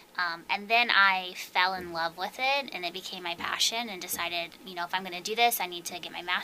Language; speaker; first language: English; native; English